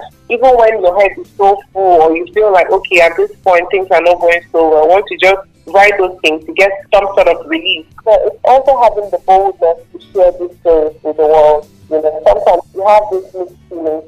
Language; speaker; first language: English; non-native, local second language; Igbo